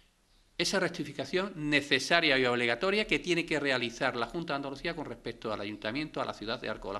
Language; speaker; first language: Spanish; native; Spanish